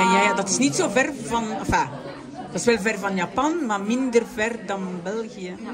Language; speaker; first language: Dutch; non-native, fluent; French